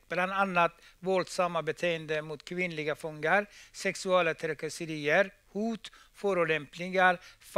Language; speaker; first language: Swedish; non-native, fluent; Persian